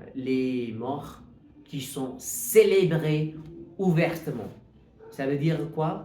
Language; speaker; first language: French; non-native, fluent; Hindi